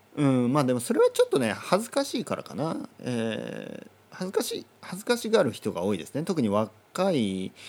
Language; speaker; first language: Japanese; native; Japanese